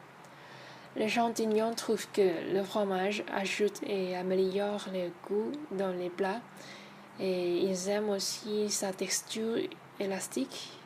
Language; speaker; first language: French; non-native, learner; Thai